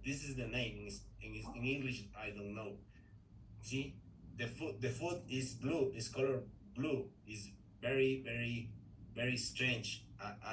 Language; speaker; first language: English; non-native, learner; Spanish